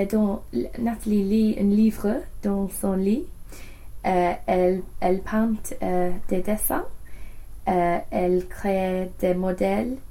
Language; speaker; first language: French; non-native, learner; English